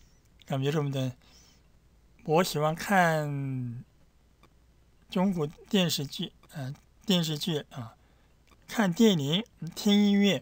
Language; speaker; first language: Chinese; non-native, fluent; Korean